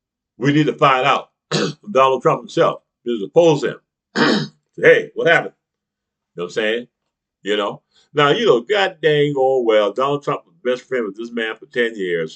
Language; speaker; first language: English; native; English